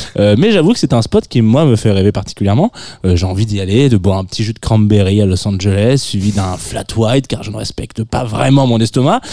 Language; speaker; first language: French; native; French